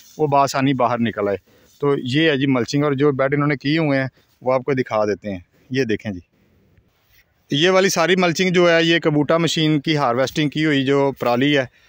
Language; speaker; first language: Urdu; non-native, local second language; Punjabi